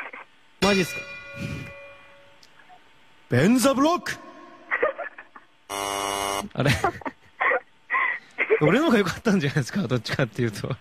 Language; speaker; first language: Japanese; native; Japanese